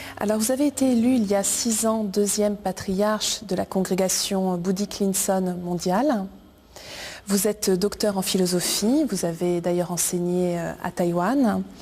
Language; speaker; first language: French; native; French